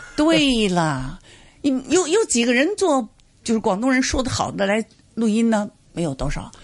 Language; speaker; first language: Chinese; non-native, local second language; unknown